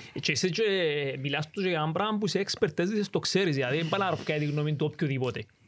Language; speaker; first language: Greek; native; Greek